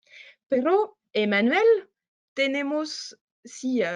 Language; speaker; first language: Spanish; non-native, fluent; French